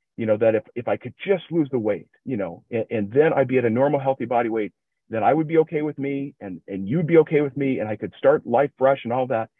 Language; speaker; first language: English; native; English